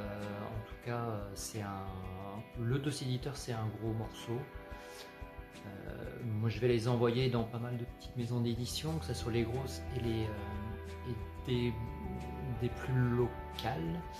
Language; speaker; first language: French; native; French